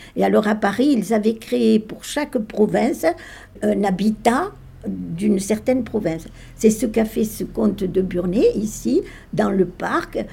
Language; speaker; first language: French; native; French